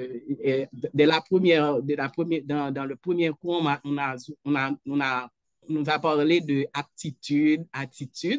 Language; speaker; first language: French; non-native, local second language; Haitian Creole